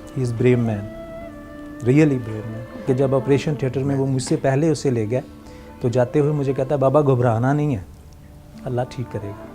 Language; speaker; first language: Urdu; non-native, local second language; Punjabi